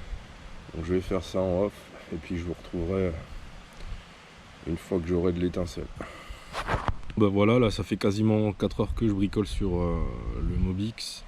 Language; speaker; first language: French; native; French